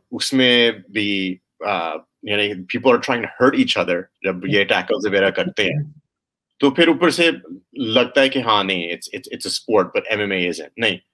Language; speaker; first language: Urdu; early bilingual, heritage; Urdu